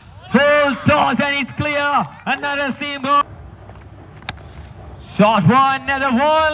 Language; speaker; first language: English; non-native, local second language; Malayalam